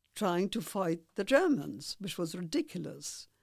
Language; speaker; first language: English; non-native, fluent; Polish